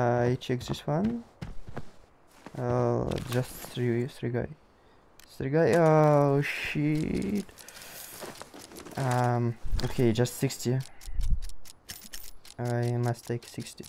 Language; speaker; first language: English; non-native, learner; Russian